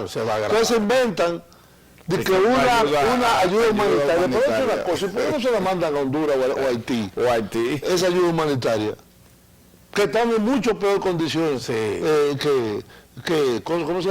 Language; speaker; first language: Spanish; native; Spanish